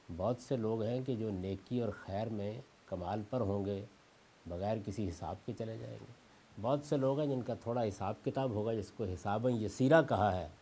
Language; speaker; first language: Urdu; non-native, local second language; Punjabi